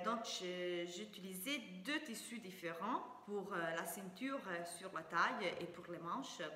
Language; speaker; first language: French; non-native, fluent; Italian